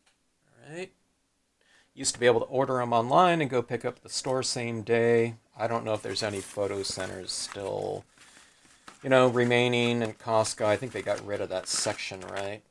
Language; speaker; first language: English; native; English